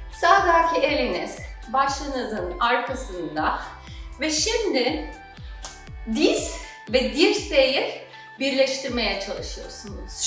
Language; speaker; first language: Turkish; non-native, fluent; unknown